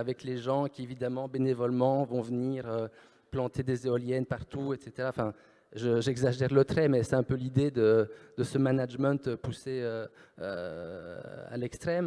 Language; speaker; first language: French; native; French